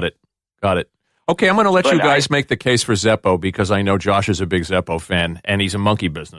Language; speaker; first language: English; native; English